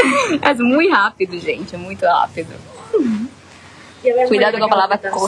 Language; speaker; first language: Spanish; non-native, learner; Portuguese